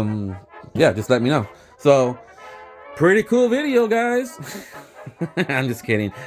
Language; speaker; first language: English; native; English